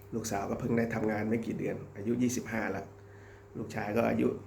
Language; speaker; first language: Thai; native; Thai